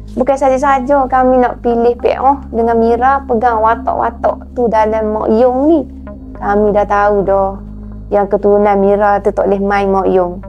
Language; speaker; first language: Malay; native; Malay